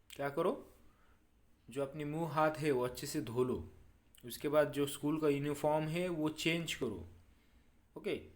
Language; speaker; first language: Hindi; non-native, local second language; Marathi